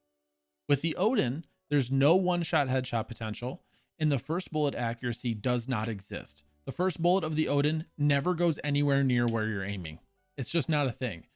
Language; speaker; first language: English; native; English